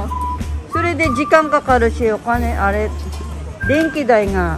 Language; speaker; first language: Japanese; non-native, fluent; Filipino